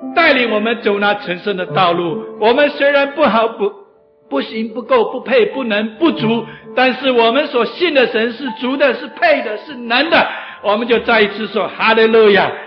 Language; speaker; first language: Chinese; native; Chinese